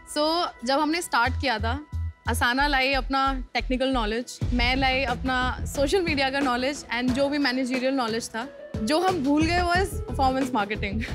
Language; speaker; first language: Hindi; native; Hindi